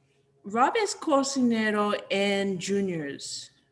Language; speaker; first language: Spanish; non-native, learner; English